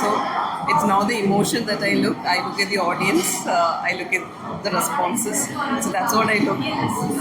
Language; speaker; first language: English; non-native, local second language; Malayalam